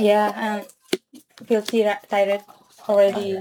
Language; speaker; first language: English; non-native, learner; Indonesian